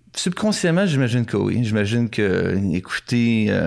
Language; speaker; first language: French; native; French